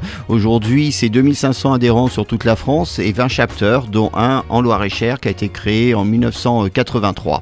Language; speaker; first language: French; native; French